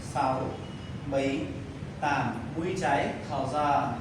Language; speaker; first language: Vietnamese; non-native, learner; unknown